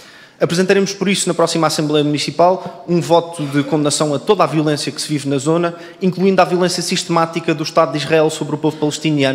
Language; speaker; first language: Portuguese; native; Portuguese